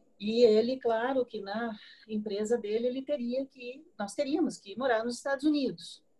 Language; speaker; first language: Portuguese; native; Portuguese